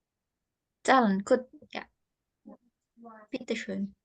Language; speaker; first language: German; non-native, fluent; Indonesian